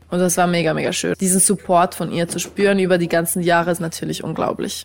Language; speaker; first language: German; native; German